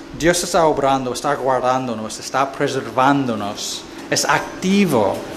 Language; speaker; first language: Spanish; non-native, fluent; English